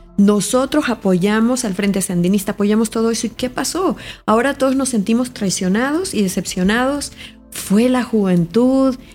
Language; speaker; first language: Spanish; native; Spanish